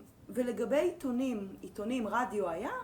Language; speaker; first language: Hebrew; native; Hebrew